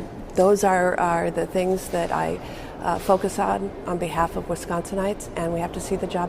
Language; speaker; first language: English; native; English